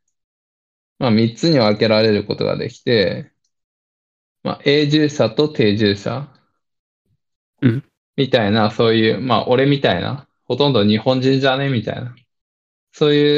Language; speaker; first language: Japanese; early bilingual, other home language; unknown